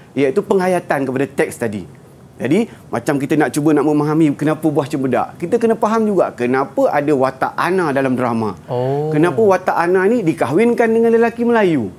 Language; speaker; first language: Malay; native; Malay